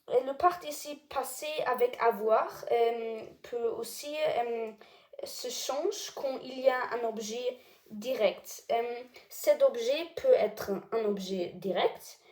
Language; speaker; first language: French; non-native, learner; German